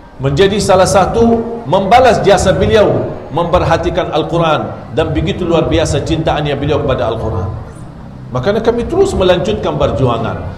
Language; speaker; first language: Indonesian; non-native, fluent; Arabic